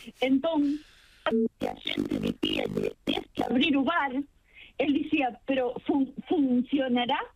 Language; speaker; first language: Galician; non-native, fluent; Spanish